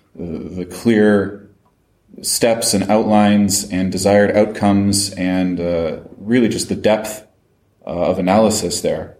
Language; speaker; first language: English; non-native, fluent; French